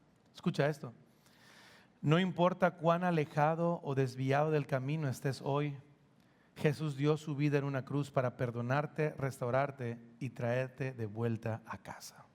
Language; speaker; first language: Spanish; native; Spanish